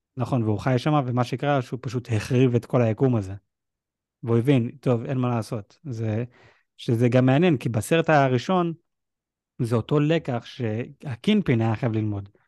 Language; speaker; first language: Hebrew; native; Hebrew